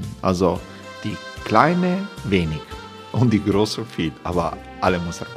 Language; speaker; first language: German; non-native, learner; Croatian